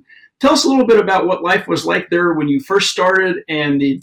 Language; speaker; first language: English; native; English